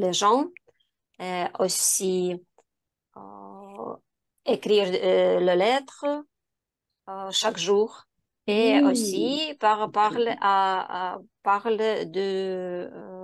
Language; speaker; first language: French; non-native, learner; Ukrainian